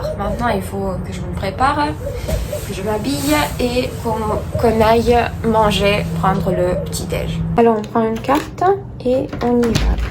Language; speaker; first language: French; non-native, fluent; Russian